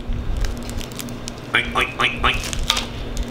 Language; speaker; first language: English; native; English